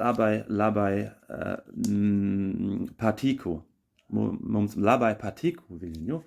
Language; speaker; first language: Lithuanian; non-native, learner; German